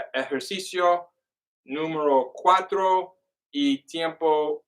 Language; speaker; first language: Spanish; non-native, learner; English